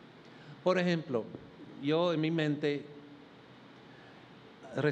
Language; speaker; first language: Spanish; non-native, fluent; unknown